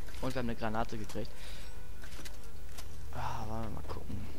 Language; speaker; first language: German; native; German